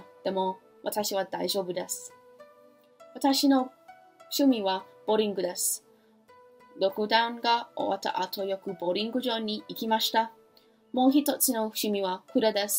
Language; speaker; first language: Japanese; non-native, learner; English